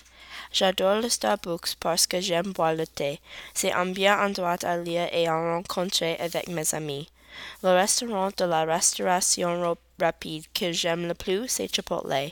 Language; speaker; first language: French; non-native, learner; English